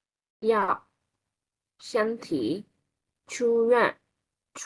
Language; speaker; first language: Chinese; non-native, learner; Burmese